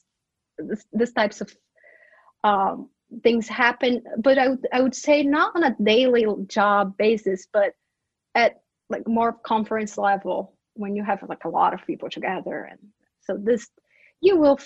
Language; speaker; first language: English; non-native, fluent; Portuguese